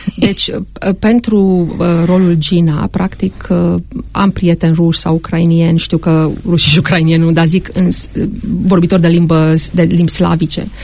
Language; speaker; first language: Romanian; native; Romanian